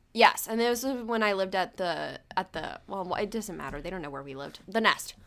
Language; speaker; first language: English; early bilingual, other home language; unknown